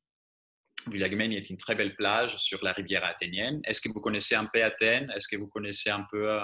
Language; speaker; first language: French; non-native, fluent; Greek